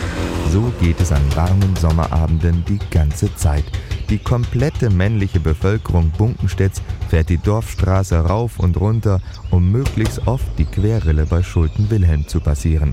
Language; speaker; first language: German; native; German